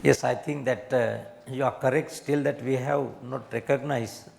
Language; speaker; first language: English; non-native, local second language; Sinhala